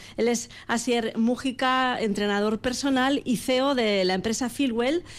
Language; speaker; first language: Spanish; native; Spanish